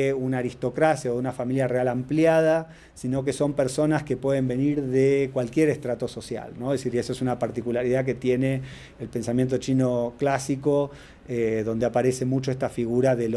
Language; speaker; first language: Spanish; native; Spanish